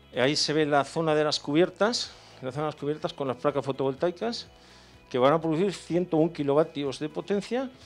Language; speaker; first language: Spanish; native; Spanish